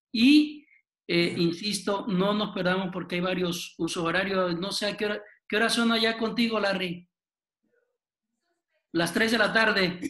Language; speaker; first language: Spanish; native; Spanish